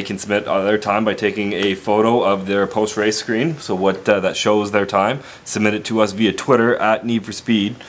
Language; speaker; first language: English; native; English